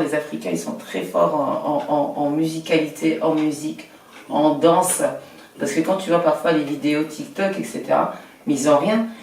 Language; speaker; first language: French; native; French